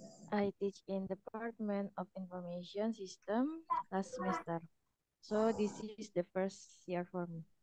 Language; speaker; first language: English; non-native, learner; Indonesian